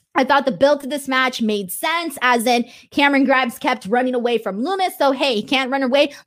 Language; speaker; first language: English; native; English